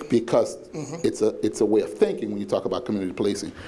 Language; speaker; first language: English; native; English